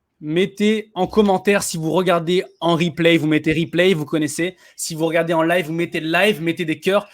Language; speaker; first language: French; native; French